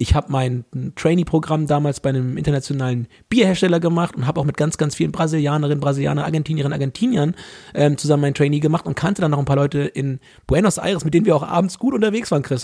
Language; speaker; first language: German; native; German